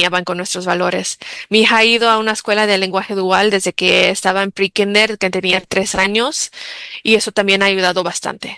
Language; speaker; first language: Spanish; early bilingual, heritage; English